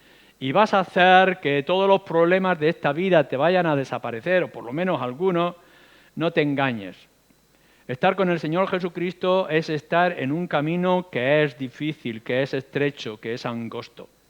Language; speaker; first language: Spanish; native; Spanish